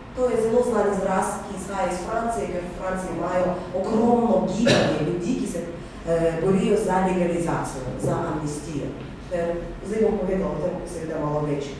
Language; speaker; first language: Slovenian; non-native, fluent; Russian